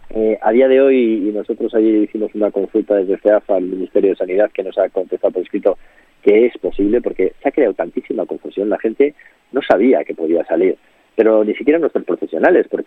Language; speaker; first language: Spanish; native; Spanish